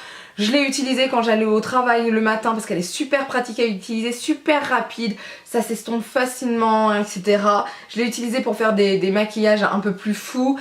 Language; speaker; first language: French; native; French